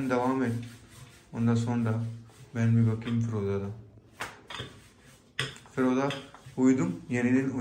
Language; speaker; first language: Turkish; non-native, learner; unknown